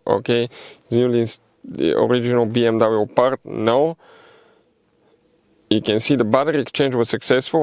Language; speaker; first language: English; non-native, fluent; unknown